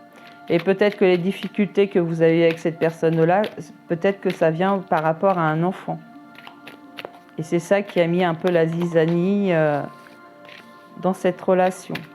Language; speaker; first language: French; native; French